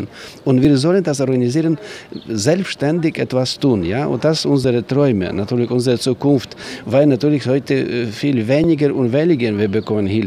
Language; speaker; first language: German; non-native, learner; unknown